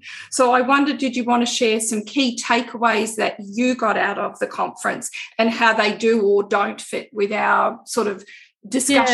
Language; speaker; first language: English; native; English